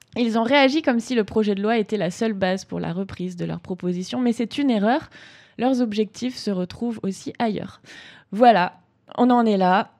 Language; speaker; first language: French; native; French